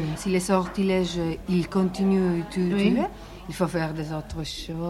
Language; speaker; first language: French; non-native, learner; Italian